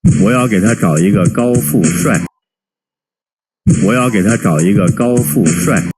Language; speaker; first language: Chinese; non-native, fluent; Korean